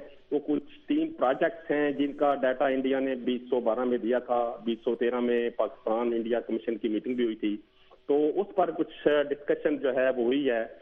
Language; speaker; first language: Urdu; native; Urdu